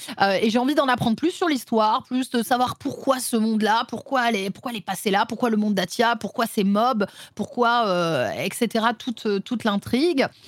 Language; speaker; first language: French; native; French